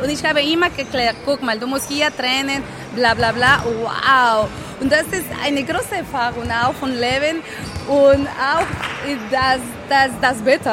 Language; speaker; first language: German; non-native, learner; Spanish